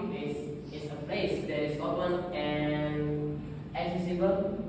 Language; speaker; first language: English; non-native, learner; Indonesian